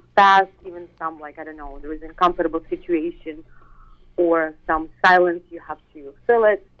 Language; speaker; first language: English; non-native, fluent; Russian